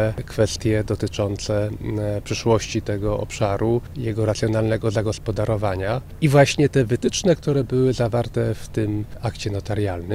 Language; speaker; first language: Polish; native; Polish